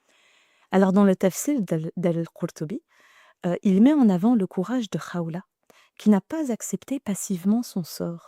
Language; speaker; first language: French; native; French